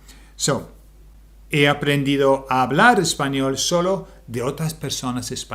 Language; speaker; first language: Spanish; non-native, fluent; English